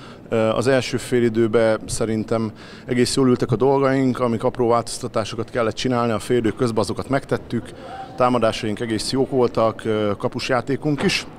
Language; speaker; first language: Hungarian; native; Hungarian